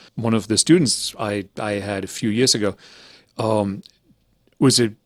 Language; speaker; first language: English; early bilingual, other home language; German